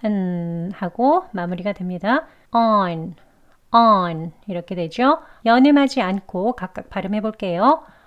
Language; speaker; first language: Korean; native; Korean